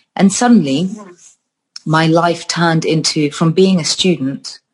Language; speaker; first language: English; early bilingual, other home language; Georgian